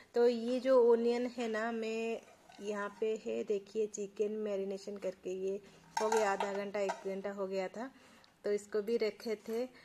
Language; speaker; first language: Hindi; non-native, local second language; Odia